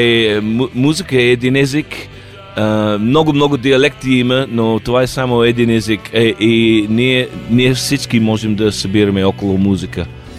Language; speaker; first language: Bulgarian; non-native, learner; English